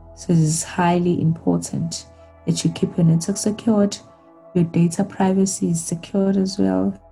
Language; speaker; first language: English; non-native, local second language; Zulu